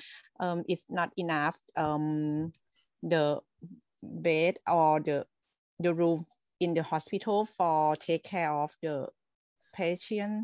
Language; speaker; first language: English; non-native, learner; Thai